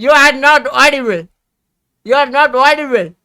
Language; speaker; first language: English; non-native, learner; Malayalam